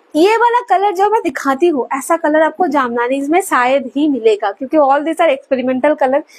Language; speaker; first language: Hindi; non-native, local second language; Bangla